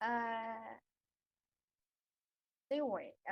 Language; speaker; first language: English; non-native, learner; Vietnamese